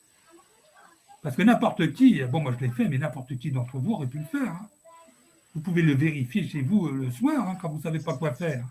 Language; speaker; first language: French; native; French